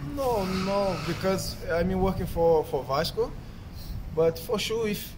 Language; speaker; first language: English; non-native, fluent; Portuguese